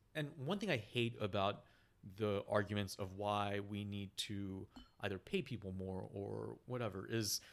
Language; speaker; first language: English; native; English